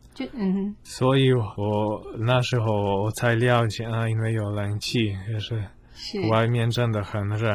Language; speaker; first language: Chinese; non-native, fluent; Polish